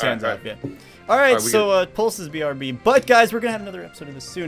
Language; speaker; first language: English; native; English